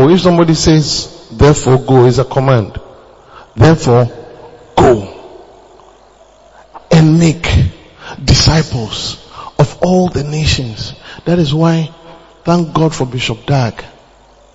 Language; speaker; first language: English; non-native, local second language; Akan